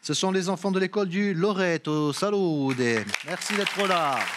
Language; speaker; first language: French; native; French